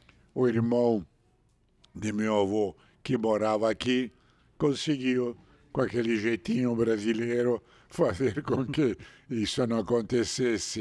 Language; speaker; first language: Portuguese; non-native, fluent; Italian